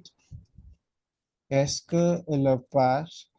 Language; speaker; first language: French; non-native, fluent; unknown